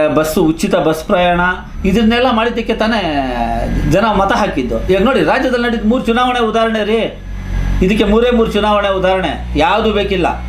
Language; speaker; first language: Kannada; non-native, local second language; Urdu